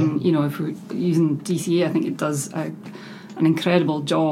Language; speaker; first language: English; native; English